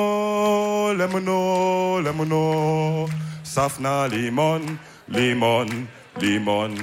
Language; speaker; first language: German; early bilingual, other home language; Wolof